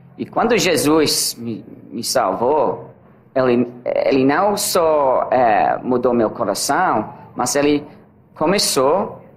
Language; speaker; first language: Portuguese; non-native, learner; English